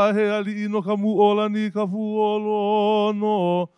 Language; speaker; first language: English; native; English